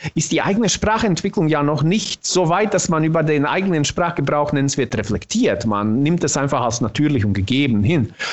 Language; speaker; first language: German; non-native, fluent; Bosnian